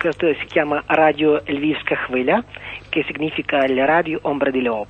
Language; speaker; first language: Italian; non-native, learner; Ukrainian